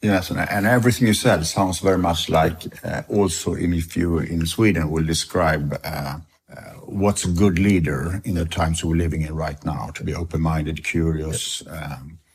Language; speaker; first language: English; non-native, fluent; Swedish